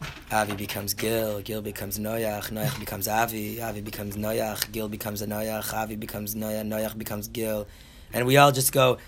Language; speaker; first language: English; native; English